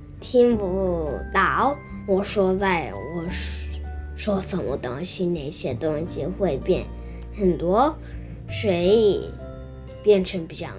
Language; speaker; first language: Chinese; early bilingual, heritage; Chinese